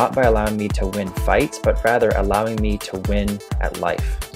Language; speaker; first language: English; native; English